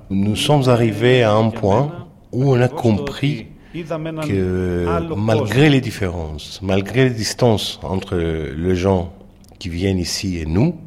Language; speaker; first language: French; non-native, fluent; Greek